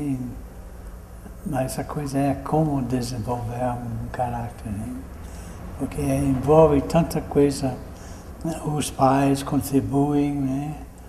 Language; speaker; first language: Portuguese; non-native, fluent; English